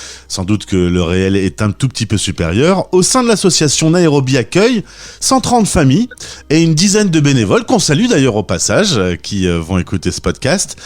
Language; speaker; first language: French; native; French